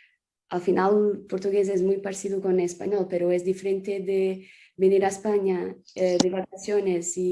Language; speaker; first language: Spanish; non-native, fluent; Portuguese